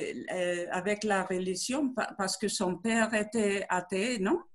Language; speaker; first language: French; non-native, learner; Spanish